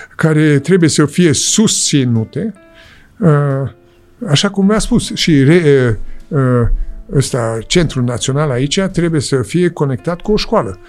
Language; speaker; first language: Romanian; early bilingual, heritage; Romanian